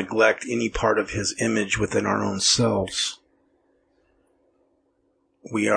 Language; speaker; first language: English; native; English